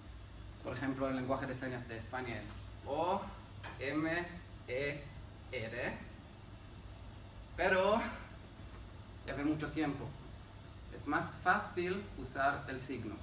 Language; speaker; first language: Spanish; non-native, learner; Hebrew